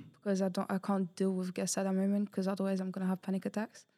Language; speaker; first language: English; early bilingual, other home language; Portuguese